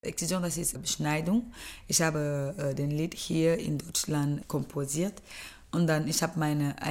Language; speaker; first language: German; non-native, learner; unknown